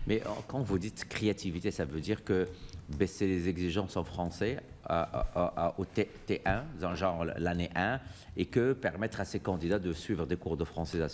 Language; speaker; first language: French; native; French